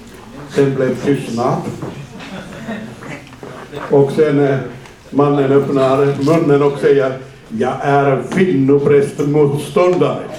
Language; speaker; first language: Swedish; non-native, fluent; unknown